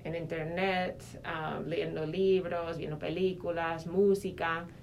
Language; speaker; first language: Spanish; non-native, fluent; English